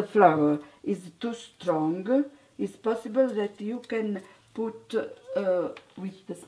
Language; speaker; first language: English; non-native, learner; Italian